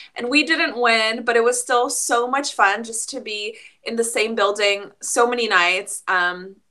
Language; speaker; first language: English; early bilingual, other home language; Spanish